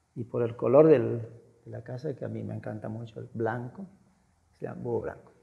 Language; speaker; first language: Spanish; native; Spanish